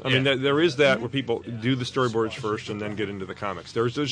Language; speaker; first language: English; native; English